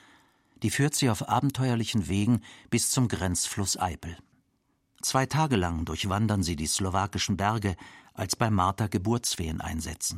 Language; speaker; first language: German; native; German